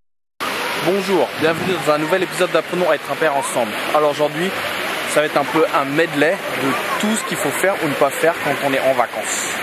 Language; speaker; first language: French; native; French